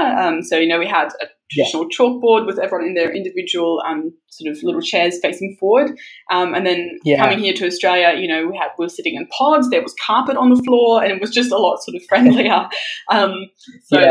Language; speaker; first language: English; early bilingual, other home language; German